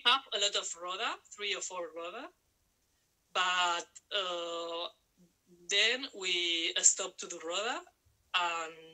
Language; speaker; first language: English; non-native, learner; Spanish